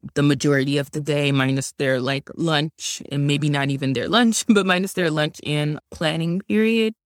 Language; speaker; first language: English; early bilingual, other home language; Haitian Creole